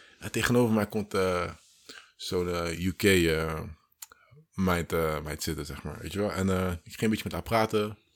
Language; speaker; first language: Dutch; early bilingual, other home language; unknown